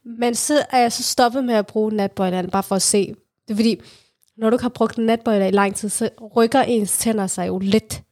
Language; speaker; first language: Danish; early bilingual, other home language; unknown